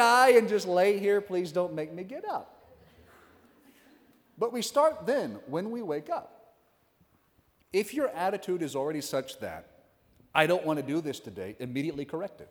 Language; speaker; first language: English; native; English